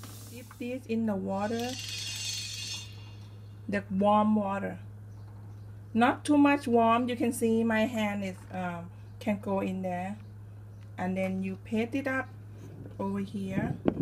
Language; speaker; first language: English; non-native, learner; Thai